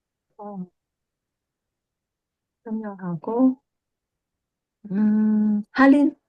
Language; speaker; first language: Korean; non-native, learner; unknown